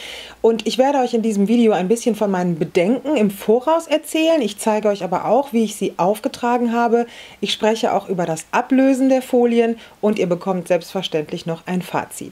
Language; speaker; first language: German; native; German